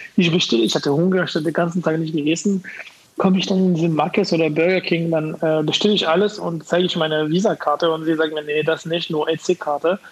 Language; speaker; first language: German; non-native, fluent; French